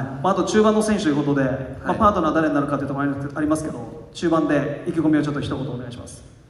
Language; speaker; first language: Japanese; native; Japanese